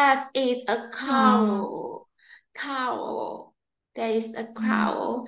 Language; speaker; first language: English; non-native, learner; Vietnamese